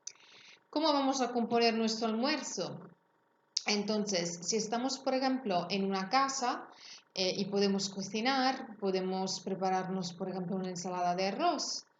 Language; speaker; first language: Spanish; non-native, fluent; Italian